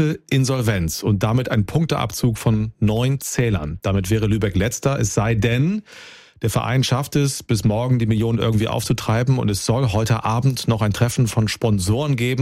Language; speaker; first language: German; native; German